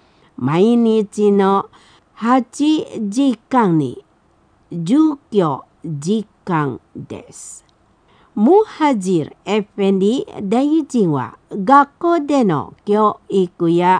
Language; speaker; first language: Japanese; non-native, fluent; Indonesian